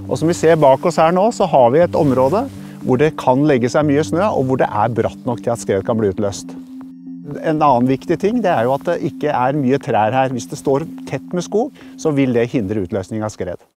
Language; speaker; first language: Norwegian; native; Norwegian